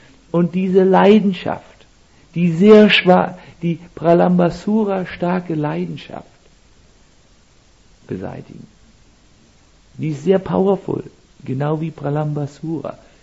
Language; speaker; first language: German; native; German